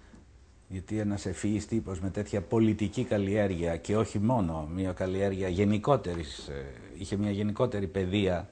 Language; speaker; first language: Greek; native; Greek